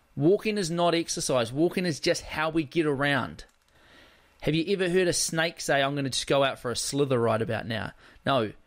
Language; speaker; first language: English; native; English